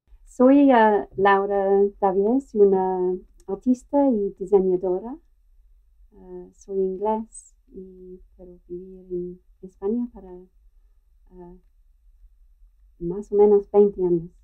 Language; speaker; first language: Spanish; non-native, learner; English